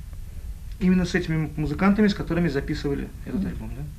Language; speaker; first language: Russian; native; Russian